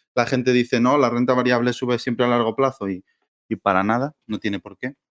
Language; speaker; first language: Spanish; native; Spanish